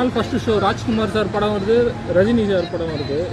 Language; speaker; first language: Tamil; native; Tamil